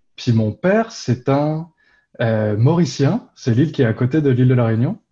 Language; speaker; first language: French; native; French